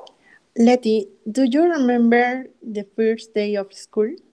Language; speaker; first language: English; non-native, learner; Spanish